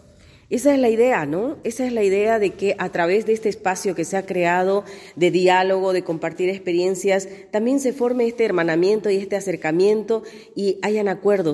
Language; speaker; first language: Spanish; native; Spanish